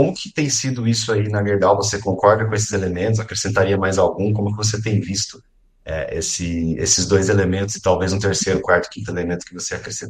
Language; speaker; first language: Portuguese; native; Portuguese